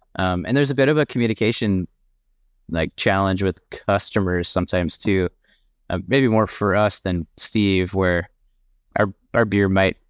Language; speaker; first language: English; native; English